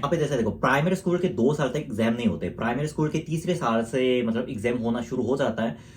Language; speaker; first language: Hindi; non-native, fluent; Korean